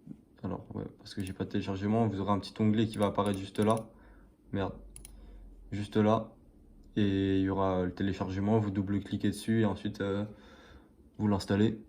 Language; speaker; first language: French; native; French